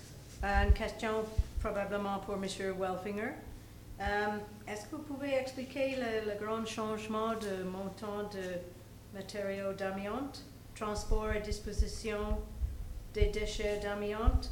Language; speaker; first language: French; non-native, local second language; English